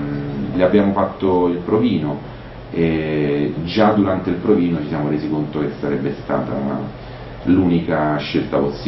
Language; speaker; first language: Italian; native; Italian